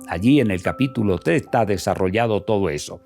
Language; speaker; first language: Spanish; native; Spanish